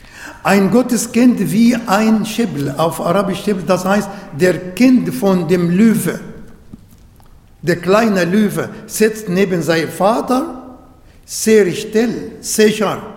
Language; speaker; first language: German; non-native, learner; Arabic